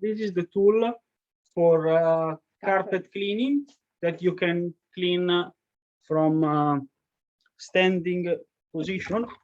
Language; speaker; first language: English; non-native, learner; Italian